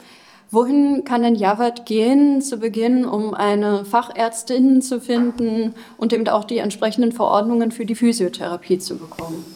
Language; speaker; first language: German; native; German